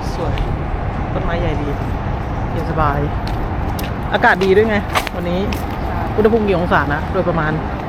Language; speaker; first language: Thai; native; Thai